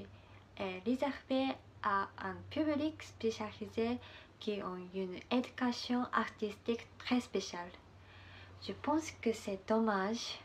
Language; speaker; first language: French; non-native, learner; Japanese